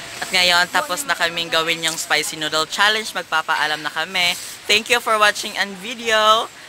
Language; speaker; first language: Filipino; non-native, local second language; Cebuano